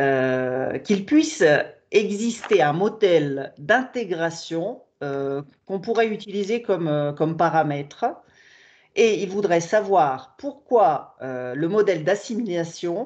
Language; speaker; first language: French; non-native, fluent; Italian